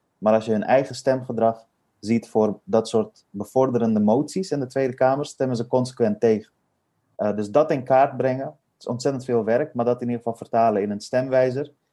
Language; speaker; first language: Dutch; early bilingual, other home language; Persian